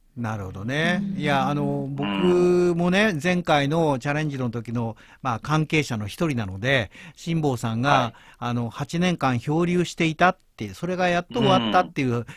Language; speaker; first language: Japanese; native; Japanese